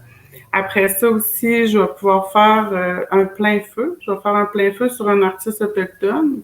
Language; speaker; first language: French; native; French